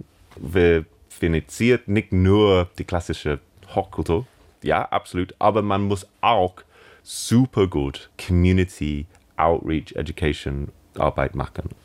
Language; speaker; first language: German; non-native, fluent; English